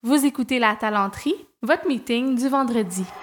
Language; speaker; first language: French; native; French